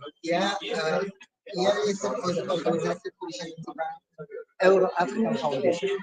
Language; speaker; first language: Polish; non-native, learner; Arabic